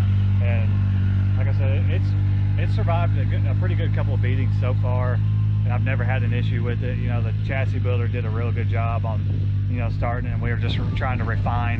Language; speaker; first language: English; native; English